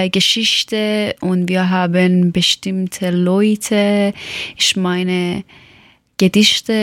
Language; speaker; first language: German; non-native, learner; Persian